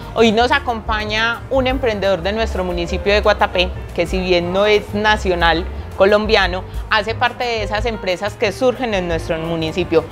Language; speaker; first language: Spanish; native; Spanish